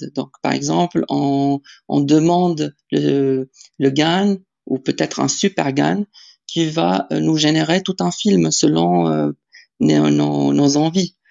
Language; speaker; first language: French; non-native, local second language; Arabic